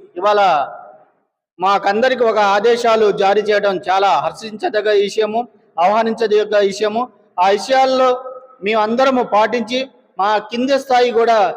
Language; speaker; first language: Telugu; non-native, local second language; Lambadi